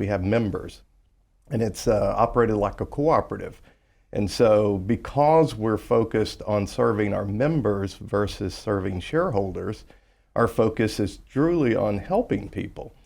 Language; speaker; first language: English; native; English